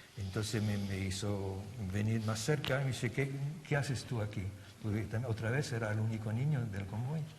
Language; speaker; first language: Spanish; non-native, fluent; German